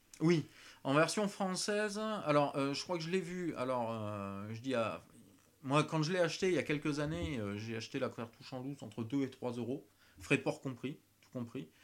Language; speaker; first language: French; native; French